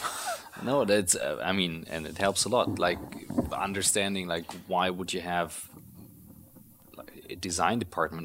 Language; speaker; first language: English; non-native, fluent; German